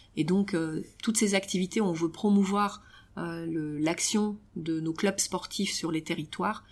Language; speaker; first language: French; early bilingual, other home language; Romanian